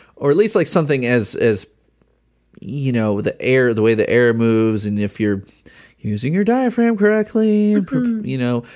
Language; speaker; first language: English; native; English